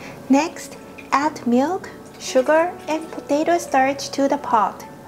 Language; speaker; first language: English; non-native, fluent; Japanese